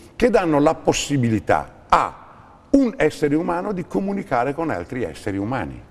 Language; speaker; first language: Italian; native; Italian